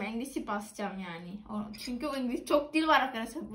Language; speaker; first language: Turkish; non-native, learner; Indonesian